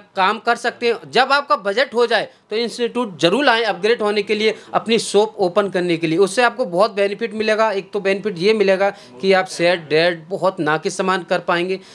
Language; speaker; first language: Hindi; native; Hindi